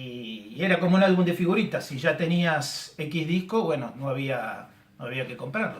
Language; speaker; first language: Spanish; native; Spanish